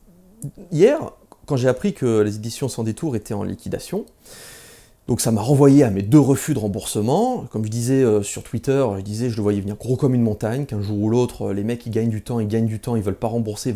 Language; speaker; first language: French; native; French